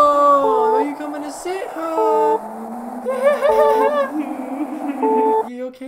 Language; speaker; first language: English; native; English